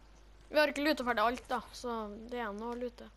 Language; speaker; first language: Norwegian; native; Norwegian